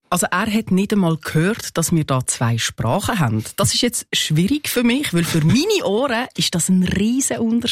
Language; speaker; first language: German; native; German